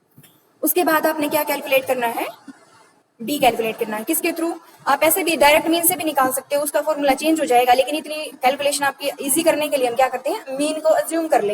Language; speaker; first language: Hindi; native; Hindi